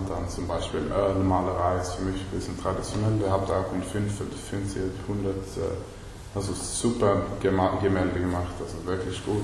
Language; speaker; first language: German; non-native, learner; Swedish